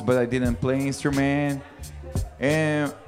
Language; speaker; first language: English; non-native, fluent; Portuguese